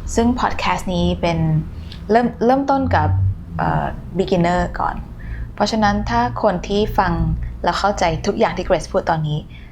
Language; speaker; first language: Thai; native; Thai